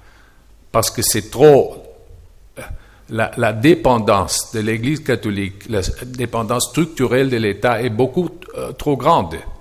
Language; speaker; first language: French; non-native, fluent; German